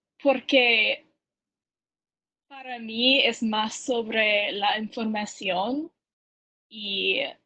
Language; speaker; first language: Spanish; non-native, learner; English